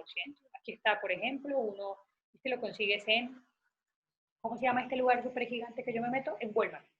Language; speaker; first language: Spanish; native; Spanish